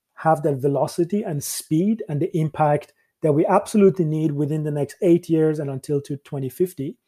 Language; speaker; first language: English; early bilingual, other home language; Persian